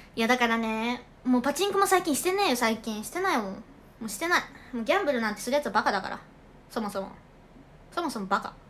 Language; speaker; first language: Japanese; native; Japanese